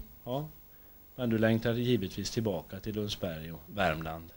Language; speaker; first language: Swedish; native; Swedish